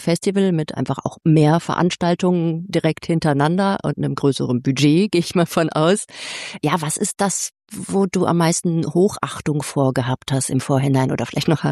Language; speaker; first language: German; native; German